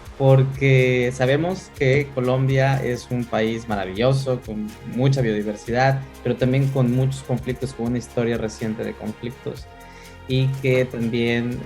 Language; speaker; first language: Spanish; native; Spanish